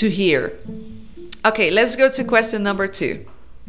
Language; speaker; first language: English; non-native, fluent; Spanish